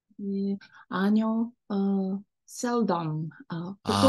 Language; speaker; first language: Korean; non-native, learner; Japanese